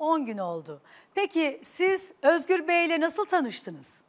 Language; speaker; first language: Turkish; native; Turkish